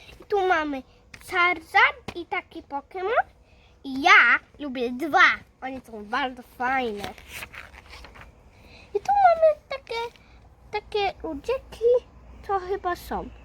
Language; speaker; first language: Polish; early bilingual, heritage; Polish